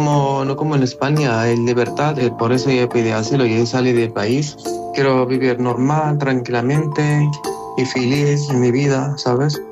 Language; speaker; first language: Spanish; non-native, learner; Arabic